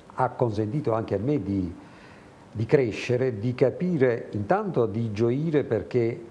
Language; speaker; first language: Italian; native; Italian